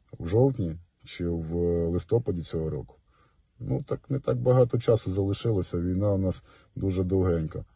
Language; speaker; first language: Ukrainian; non-native, local second language; Russian